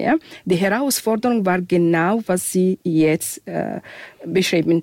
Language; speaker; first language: German; non-native, fluent; Arabic